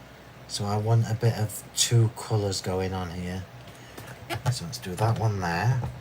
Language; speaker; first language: English; native; English